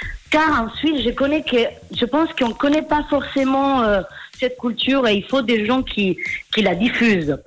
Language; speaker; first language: French; non-native, fluent; Spanish